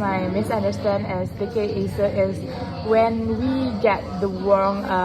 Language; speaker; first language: English; non-native, learner; Indonesian